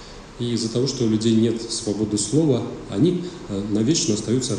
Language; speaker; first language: Russian; native; Russian